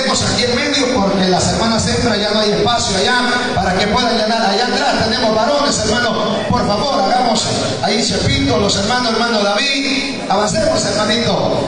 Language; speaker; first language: Spanish; native; Spanish